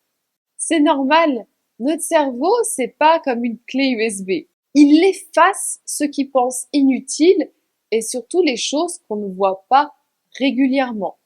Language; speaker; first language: French; native; French